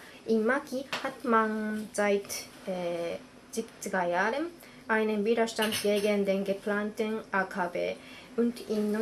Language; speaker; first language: German; non-native, learner; Japanese